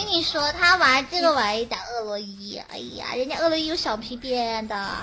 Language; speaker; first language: Chinese; native; Chinese